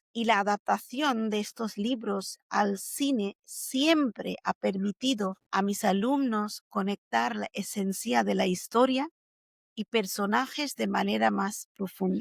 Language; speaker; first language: Spanish; non-native, fluent; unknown